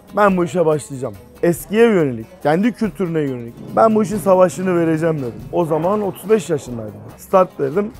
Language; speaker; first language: Turkish; native; Turkish